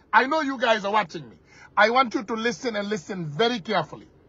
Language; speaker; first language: English; non-native, fluent; Wolof